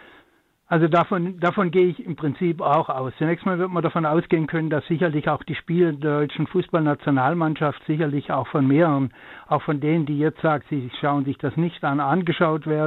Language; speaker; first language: German; native; German